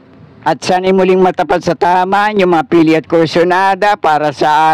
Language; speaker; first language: Filipino; native; Filipino